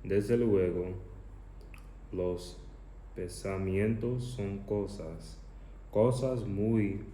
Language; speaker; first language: Spanish; non-native, learner; English